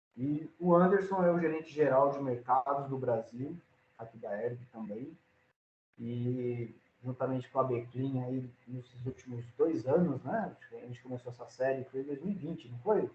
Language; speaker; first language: Portuguese; native; Portuguese